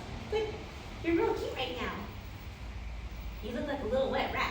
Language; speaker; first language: English; native; English